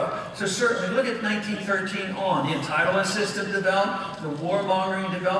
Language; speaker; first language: English; native; English